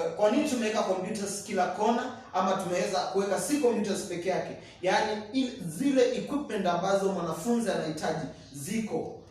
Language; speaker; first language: Swahili; non-native, local second language; Kamba